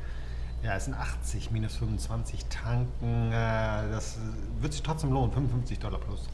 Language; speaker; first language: German; native; German